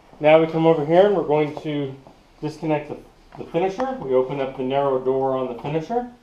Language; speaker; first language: English; native; English